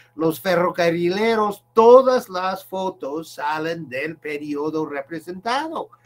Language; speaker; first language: Spanish; non-native, fluent; English